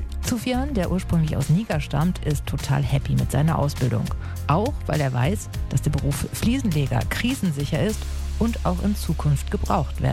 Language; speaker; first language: German; native; German